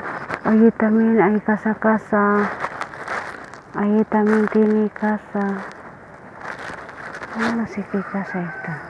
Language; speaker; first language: Spanish; non-native, learner; Filipino